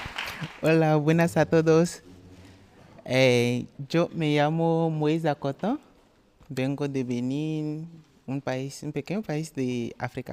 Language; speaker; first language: Spanish; non-native, learner; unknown